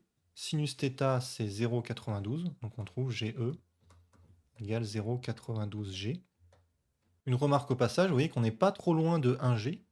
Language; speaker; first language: French; native; French